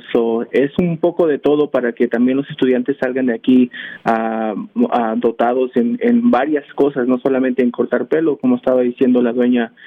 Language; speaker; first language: Spanish; early bilingual, heritage; Spanish